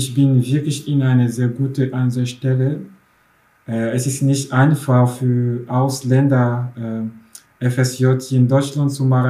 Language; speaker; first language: German; non-native, fluent; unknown